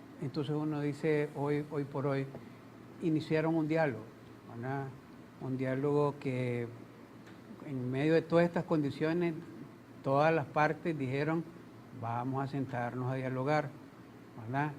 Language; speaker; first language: Spanish; native; Spanish